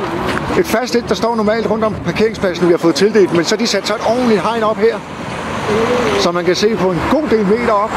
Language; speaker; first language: Danish; native; Danish